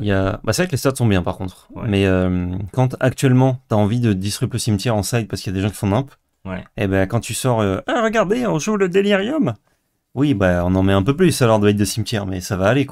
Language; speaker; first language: French; native; French